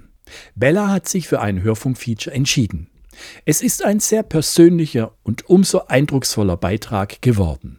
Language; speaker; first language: German; native; German